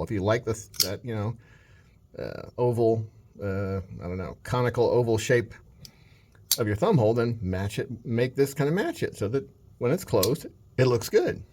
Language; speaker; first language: English; native; English